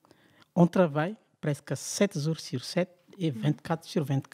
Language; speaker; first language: French; non-native, local second language; Malagasy